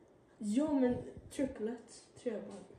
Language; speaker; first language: Swedish; early bilingual, other home language; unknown